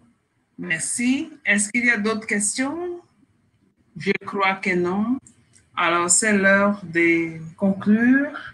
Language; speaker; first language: French; non-native, fluent; Portuguese